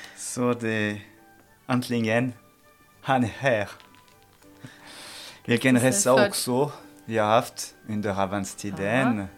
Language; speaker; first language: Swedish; non-native, fluent; French